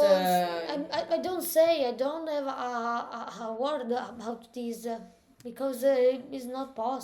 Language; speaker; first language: English; non-native, learner; Italian